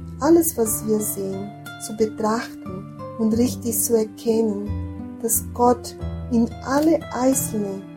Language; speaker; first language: German; non-native, learner; Portuguese